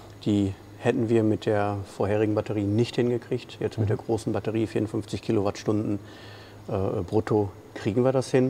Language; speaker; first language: German; native; German